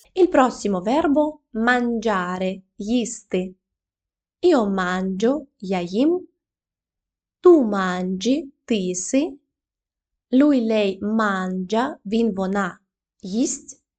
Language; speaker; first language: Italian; non-native, fluent; Ukrainian